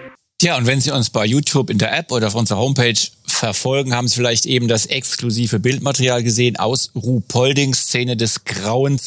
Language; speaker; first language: German; native; German